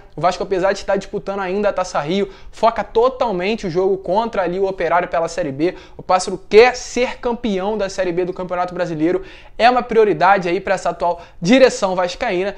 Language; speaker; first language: Portuguese; native; Portuguese